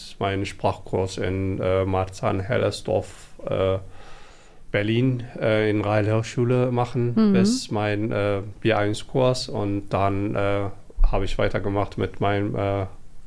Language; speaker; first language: German; non-native, learner; Somali